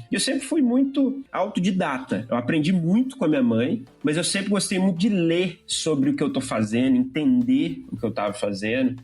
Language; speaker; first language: Portuguese; native; Portuguese